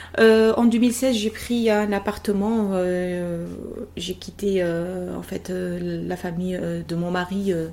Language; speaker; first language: French; non-native, local second language; Arabic